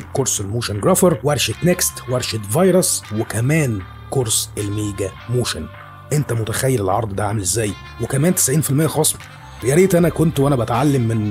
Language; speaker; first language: Arabic; native; Arabic